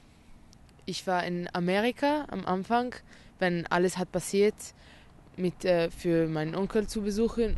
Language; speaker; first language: German; non-native, learner; Arabic